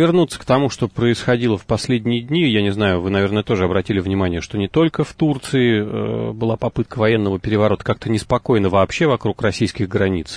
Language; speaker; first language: Russian; native; Russian